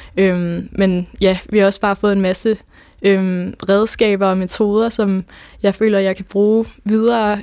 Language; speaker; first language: Danish; native; Danish